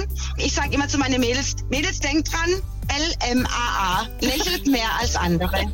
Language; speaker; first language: German; native; German